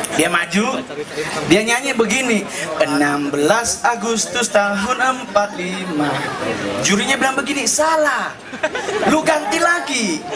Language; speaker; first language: Indonesian; native; Indonesian